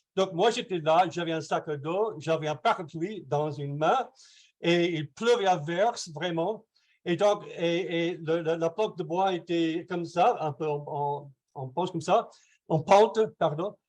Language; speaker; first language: French; non-native, fluent; English